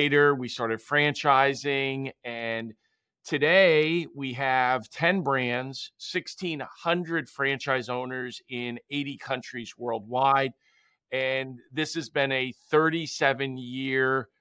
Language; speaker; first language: English; native; English